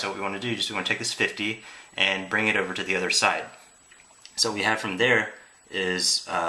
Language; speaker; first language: English; native; English